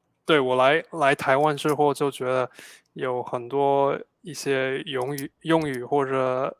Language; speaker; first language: Chinese; non-native, fluent; English